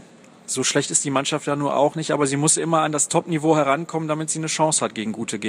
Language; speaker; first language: German; native; German